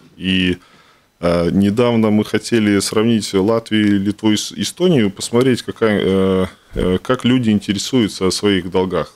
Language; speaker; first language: Russian; non-native, local second language; Latvian